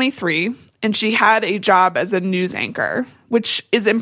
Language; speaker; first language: English; native; English